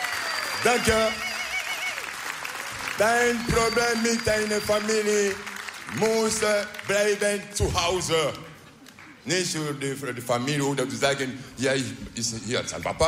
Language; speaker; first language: Dutch; non-native, learner; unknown